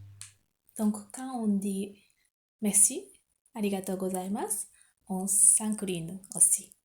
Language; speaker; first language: French; non-native, fluent; Japanese